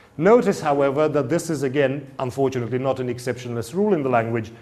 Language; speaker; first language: English; non-native, fluent; Hungarian